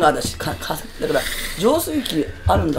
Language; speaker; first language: Japanese; native; Japanese